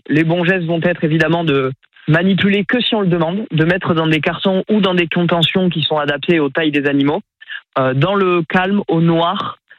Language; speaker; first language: French; native; French